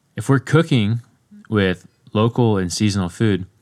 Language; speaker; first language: English; native; English